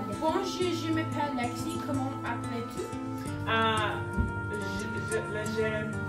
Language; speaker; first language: French; non-native, learner; English